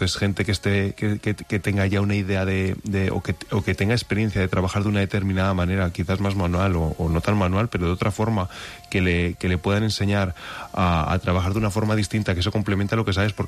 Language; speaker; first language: Spanish; native; Spanish